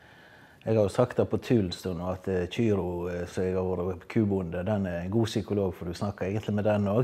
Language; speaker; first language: Norwegian; native; Norwegian